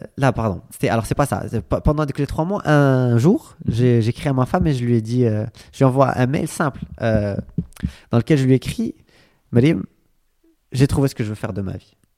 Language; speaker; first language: French; non-native, local second language; Arabic